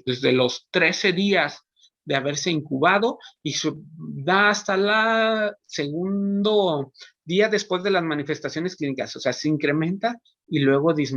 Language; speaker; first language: Spanish; native; Spanish